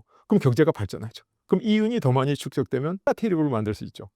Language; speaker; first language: Korean; native; Korean